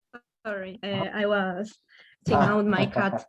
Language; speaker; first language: English; non-native, learner; Spanish